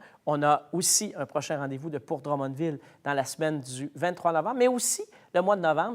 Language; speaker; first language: French; native; French